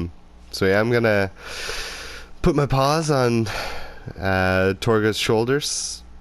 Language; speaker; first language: English; native; English